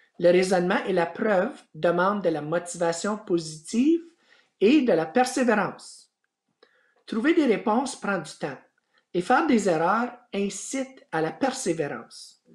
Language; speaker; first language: French; native; French